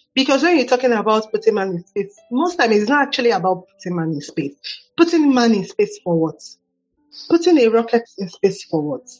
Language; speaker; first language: English; non-native, local second language; Igbo